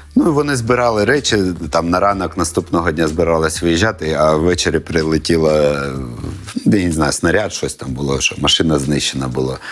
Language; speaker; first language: Ukrainian; non-native, local second language; Russian